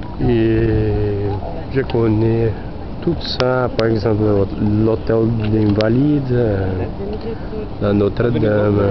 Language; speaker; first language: French; non-native, learner; Portuguese